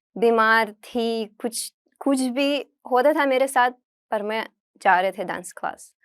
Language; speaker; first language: Hindi; non-native, fluent; Russian